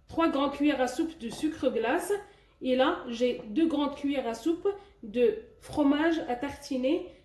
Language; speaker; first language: French; non-native, local second language; Arabic